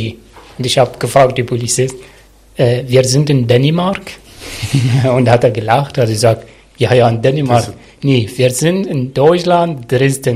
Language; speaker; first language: German; non-native, local second language; Arabic